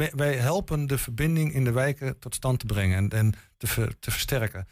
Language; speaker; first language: Dutch; native; Dutch